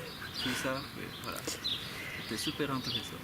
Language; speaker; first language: French; native; French